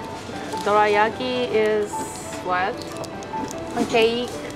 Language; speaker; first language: English; non-native, learner; Japanese